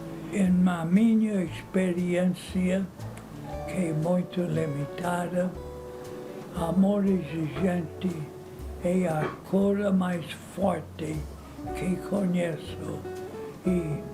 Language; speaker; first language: Portuguese; non-native, fluent; English